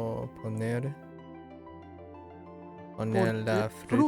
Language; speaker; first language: Spanish; non-native, learner; English